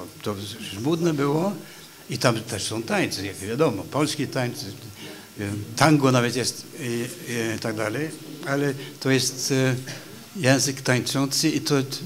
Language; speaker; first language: Polish; non-native, fluent; Swedish